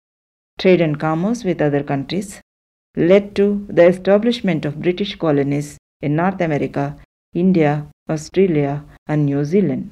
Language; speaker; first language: English; non-native, local second language; Telugu